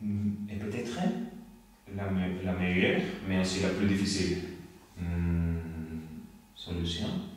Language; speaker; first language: French; non-native, learner; Spanish